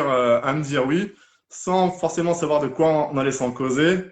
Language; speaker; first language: French; native; French